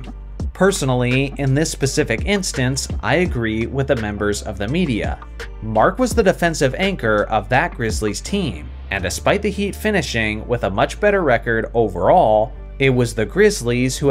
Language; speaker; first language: English; native; English